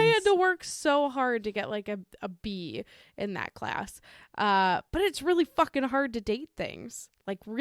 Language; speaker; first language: English; native; English